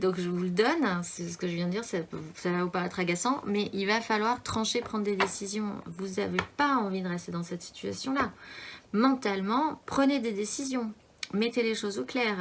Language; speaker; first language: French; native; French